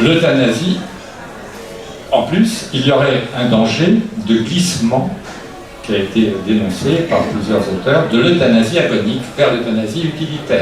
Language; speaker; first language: French; native; French